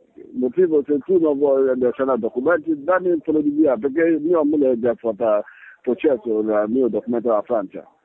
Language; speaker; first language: Italian; non-native, learner; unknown